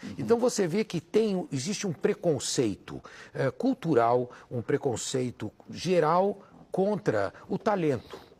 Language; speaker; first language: Portuguese; native; Portuguese